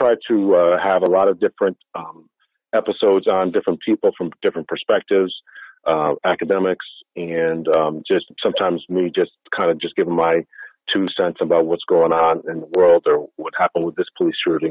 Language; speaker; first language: English; native; English